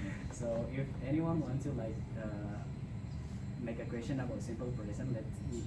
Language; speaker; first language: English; non-native, fluent; Indonesian